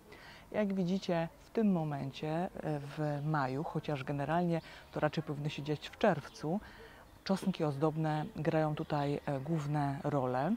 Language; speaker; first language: Polish; native; Polish